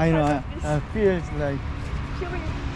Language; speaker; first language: English; non-native, learner; Korean